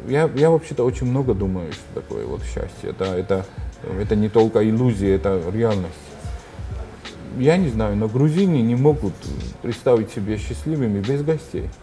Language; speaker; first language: Russian; non-native, fluent; Georgian